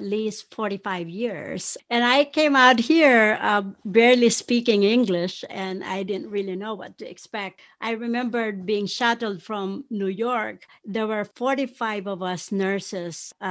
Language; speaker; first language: English; non-native, local second language; Pampanga